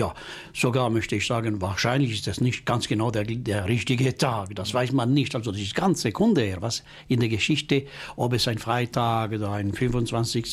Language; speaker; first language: German; non-native, local second language; French